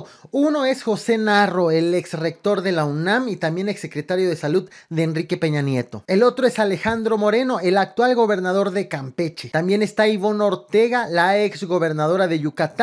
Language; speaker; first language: Spanish; native; Spanish